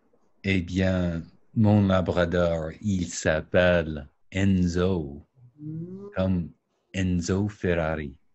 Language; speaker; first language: French; non-native, learner; English